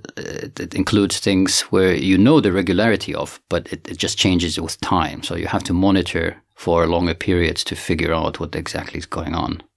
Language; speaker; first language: English; non-native, fluent; Finnish